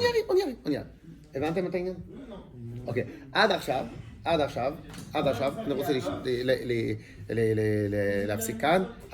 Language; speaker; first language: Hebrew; non-native, fluent; French